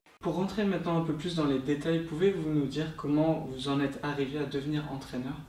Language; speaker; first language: French; native; French